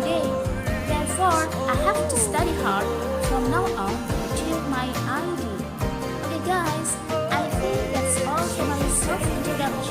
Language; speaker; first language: English; non-native, fluent; Indonesian